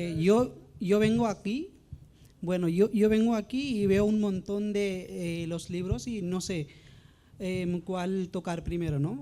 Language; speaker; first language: Spanish; non-native, learner; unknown